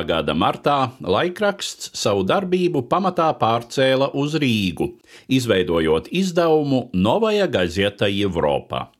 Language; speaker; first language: Latvian; native; Latvian